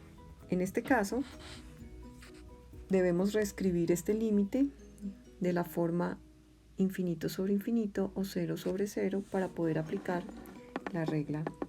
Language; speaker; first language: Spanish; native; Spanish